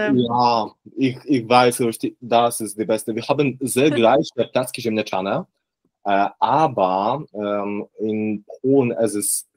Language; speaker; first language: German; non-native, learner; Polish